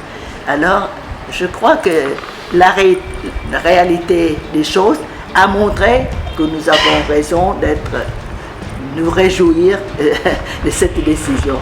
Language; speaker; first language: French; non-native, fluent; Vietnamese